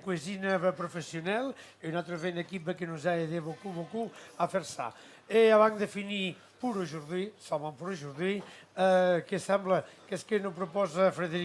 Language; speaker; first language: French; non-native, fluent; Catalan